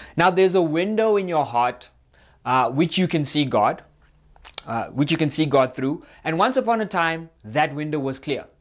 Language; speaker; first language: English; native; English